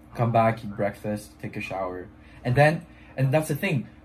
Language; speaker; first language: English; non-native, fluent; French